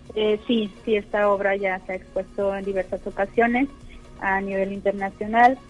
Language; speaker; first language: Spanish; native; Spanish